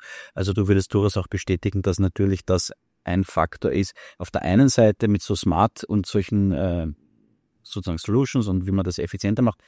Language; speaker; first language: German; native; German